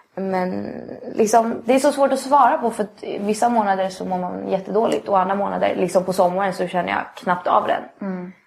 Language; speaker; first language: Swedish; native; Swedish